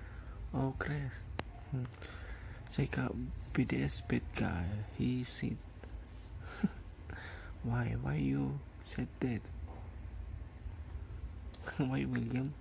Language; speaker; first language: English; non-native, learner; Indonesian